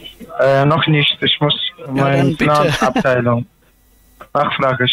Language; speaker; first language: German; non-native, learner; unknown